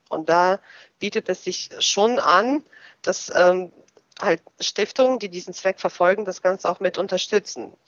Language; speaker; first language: German; early bilingual, other home language; Russian